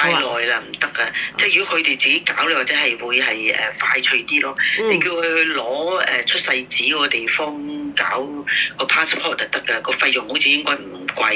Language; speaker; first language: Cantonese; native; Cantonese